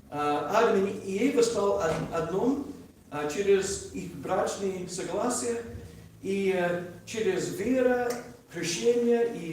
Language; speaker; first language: Russian; non-native, learner; English